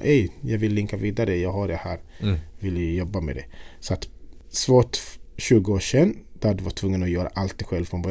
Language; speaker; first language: Swedish; non-native, fluent; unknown